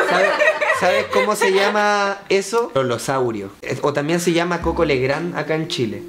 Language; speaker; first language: Spanish; native; Spanish